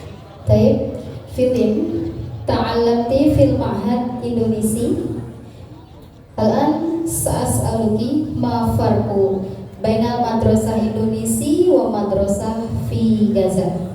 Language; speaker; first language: Arabic; non-native, learner; Indonesian